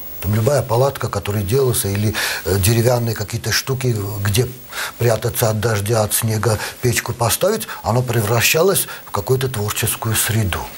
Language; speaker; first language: Russian; non-native, local second language; Armenian